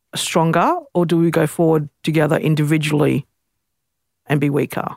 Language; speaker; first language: English; native; English